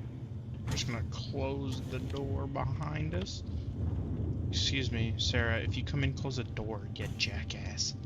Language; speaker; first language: English; native; English